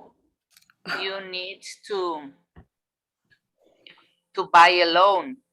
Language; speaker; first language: English; non-native, fluent; Spanish